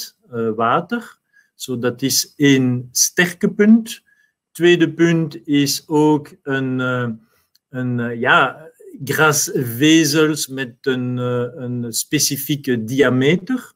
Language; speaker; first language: Dutch; non-native, learner; French